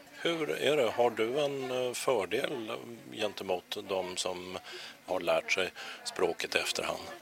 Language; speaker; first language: Swedish; native; Swedish